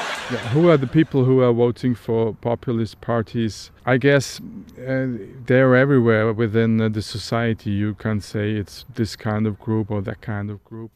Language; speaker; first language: English; non-native, fluent; German